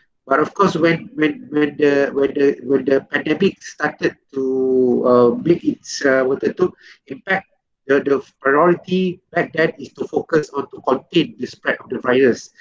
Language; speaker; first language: English; non-native, local second language; Malay